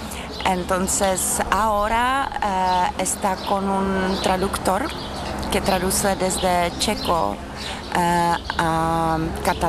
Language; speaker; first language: Spanish; non-native, fluent; Czech